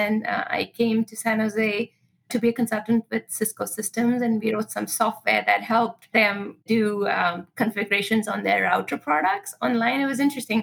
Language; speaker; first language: English; non-native, local second language; Marathi